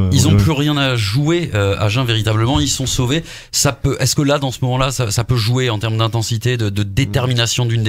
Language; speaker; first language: French; native; French